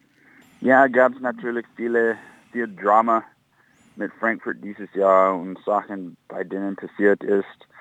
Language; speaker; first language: German; non-native, fluent; English